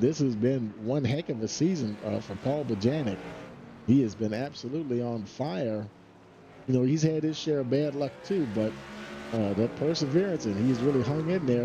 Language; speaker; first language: English; native; English